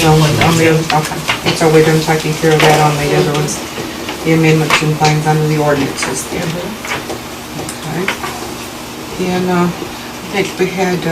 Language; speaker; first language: English; native; English